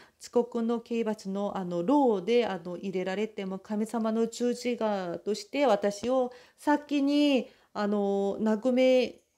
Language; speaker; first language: Japanese; non-native, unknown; Korean